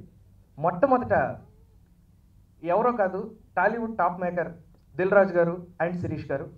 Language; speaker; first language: Telugu; native; Telugu